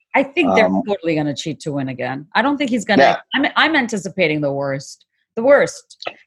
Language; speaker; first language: English; non-native, local second language; Bangla